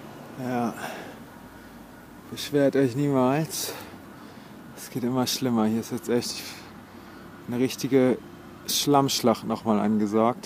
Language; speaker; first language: German; native; German